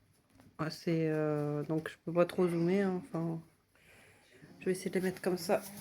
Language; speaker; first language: French; native; French